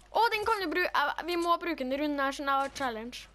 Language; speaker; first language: Norwegian; native; Norwegian